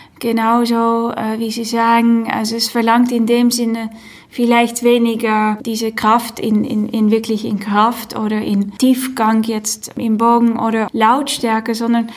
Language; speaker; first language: German; non-native, fluent; Dutch